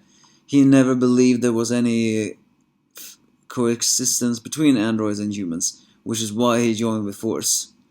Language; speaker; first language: English; non-native, fluent; Swedish